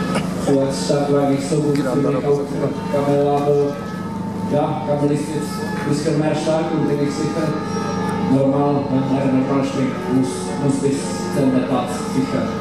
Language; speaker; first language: German; non-native, learner; Czech